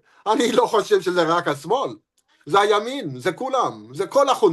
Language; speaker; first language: Hebrew; non-native, fluent; English